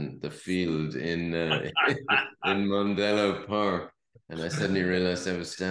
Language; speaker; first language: English; native; English